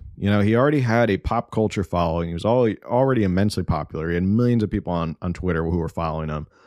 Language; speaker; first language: English; native; English